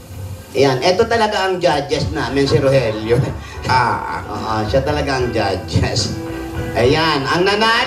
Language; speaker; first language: Filipino; native; Filipino